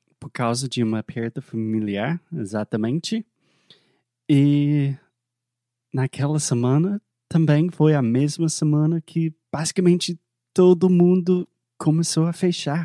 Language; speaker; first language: Portuguese; non-native, fluent; English